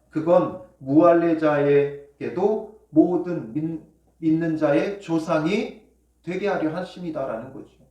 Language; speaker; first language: Korean; native; Korean